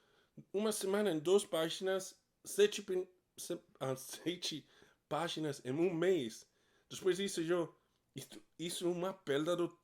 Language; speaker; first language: Portuguese; non-native, learner; English